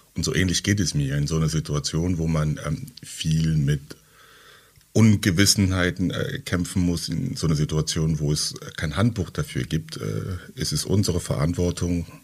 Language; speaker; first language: German; early bilingual, other home language; French